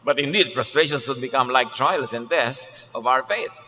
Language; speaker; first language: English; non-native, local second language; Filipino